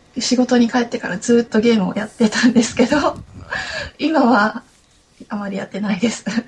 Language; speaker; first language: Japanese; native; Japanese